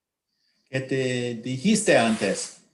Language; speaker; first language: Spanish; non-native, learner; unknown